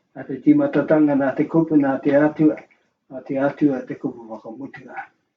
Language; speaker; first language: Māori; native; Māori